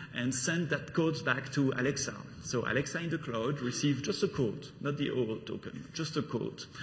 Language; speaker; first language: English; non-native, fluent; French